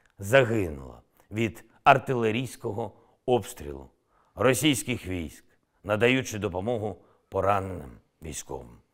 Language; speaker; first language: Ukrainian; native; Ukrainian